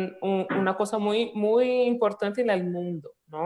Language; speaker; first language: Spanish; non-native, fluent; Portuguese